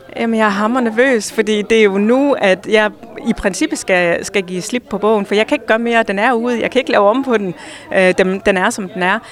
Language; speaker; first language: Danish; native; Danish